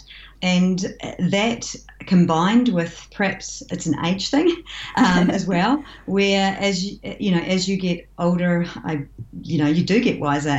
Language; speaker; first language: English; native; English